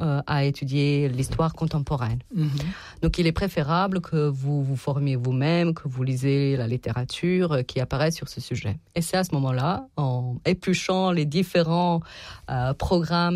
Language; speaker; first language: French; non-native, fluent; Serbian